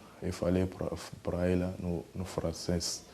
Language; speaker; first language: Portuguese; non-native, learner; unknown